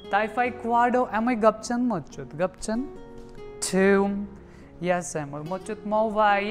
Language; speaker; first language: Vietnamese; non-native, learner; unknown